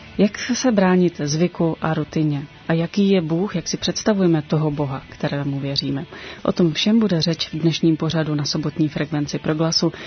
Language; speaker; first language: Czech; native; Czech